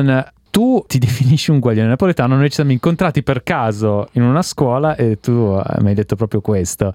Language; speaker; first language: Italian; native; Italian